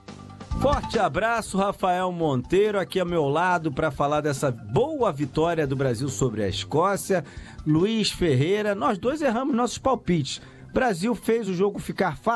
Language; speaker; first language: Portuguese; native; Portuguese